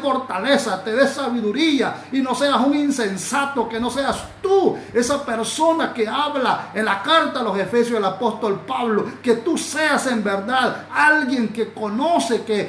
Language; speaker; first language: Spanish; native; Spanish